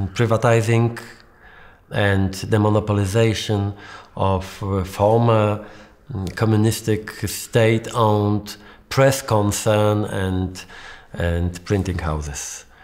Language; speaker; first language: English; non-native, fluent; Polish